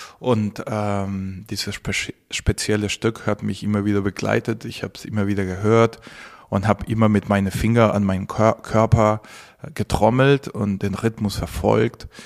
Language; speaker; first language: German; non-native, fluent; Spanish